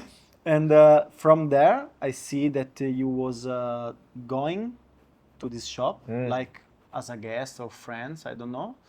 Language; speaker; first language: English; non-native, learner; Italian